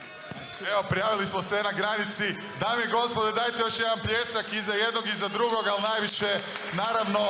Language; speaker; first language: Croatian; native; Croatian